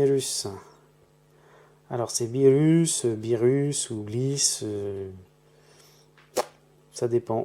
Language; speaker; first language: French; native; French